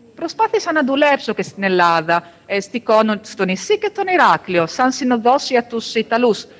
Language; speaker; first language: Greek; non-native, fluent; Italian